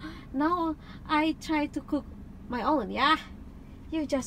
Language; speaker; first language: English; non-native, fluent; Indonesian